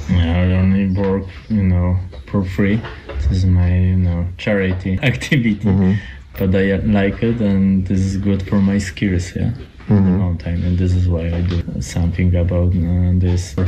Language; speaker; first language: English; non-native, learner; Polish